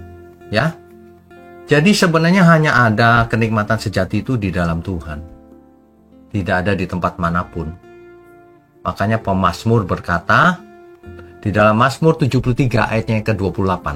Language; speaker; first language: Indonesian; native; Indonesian